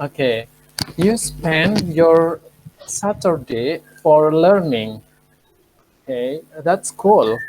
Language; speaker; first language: English; non-native, fluent; Indonesian